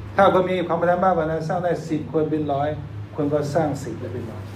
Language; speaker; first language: Thai; non-native, fluent; Chinese